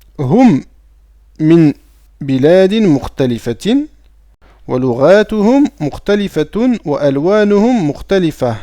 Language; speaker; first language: Arabic; non-native, fluent; French